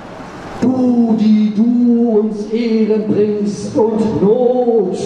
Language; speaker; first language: German; native; German